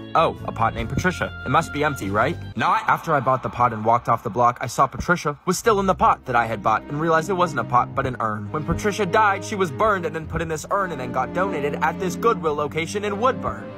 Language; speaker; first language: English; native; English